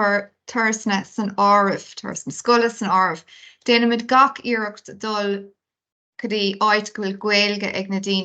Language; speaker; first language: Irish; non-native, local second language; English